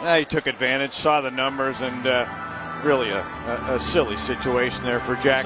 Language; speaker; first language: English; native; English